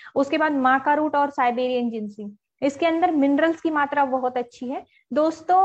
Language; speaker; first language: Hindi; non-native, local second language; Marathi